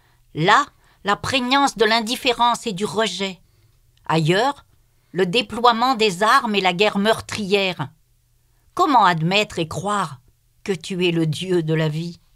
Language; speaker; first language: French; native; French